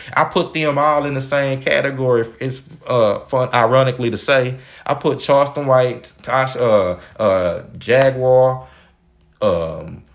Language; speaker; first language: English; native; English